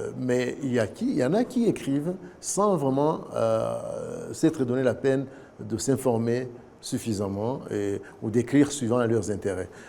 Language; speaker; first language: French; non-native, local second language; Kinyarwanda